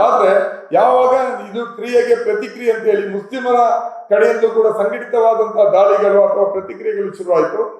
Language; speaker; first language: Kannada; non-native, local second language; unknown